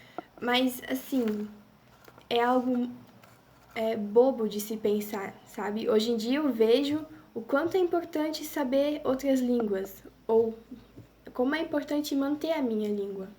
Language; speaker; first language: Portuguese; non-native, local second language; German